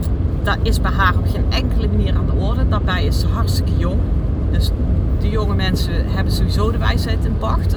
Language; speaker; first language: Dutch; native; Dutch